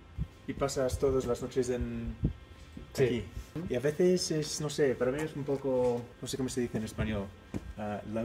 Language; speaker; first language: Spanish; non-native, learner; English